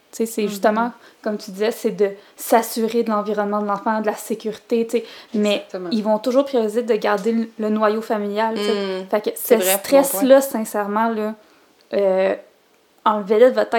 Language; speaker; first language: French; native; French